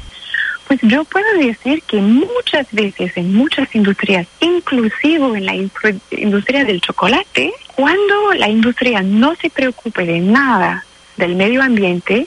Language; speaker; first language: Spanish; non-native, fluent; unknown